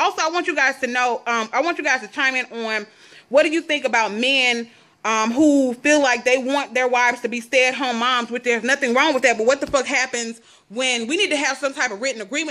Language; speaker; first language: English; native; English